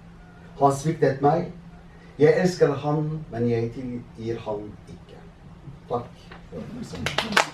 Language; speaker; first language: Norwegian; non-native, fluent; Arabic